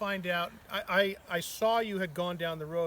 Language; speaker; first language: English; native; English